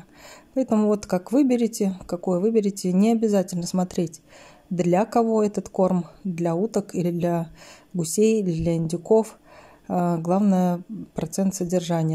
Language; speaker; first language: Russian; native; Russian